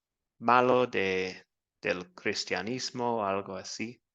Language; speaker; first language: Spanish; non-native, fluent; English